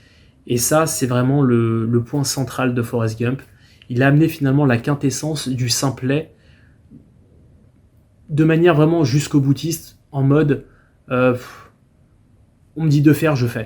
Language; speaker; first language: French; native; French